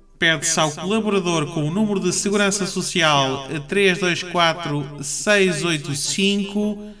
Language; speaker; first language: Portuguese; native; Portuguese